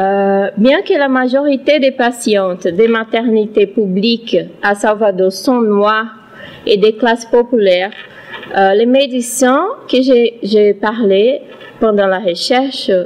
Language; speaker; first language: French; non-native, learner; Portuguese